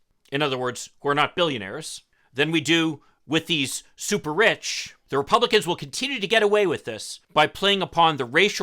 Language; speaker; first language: English; native; English